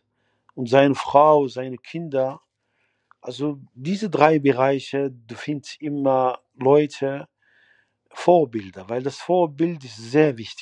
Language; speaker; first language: German; non-native, fluent; Arabic